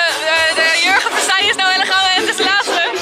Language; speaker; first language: Dutch; native; Dutch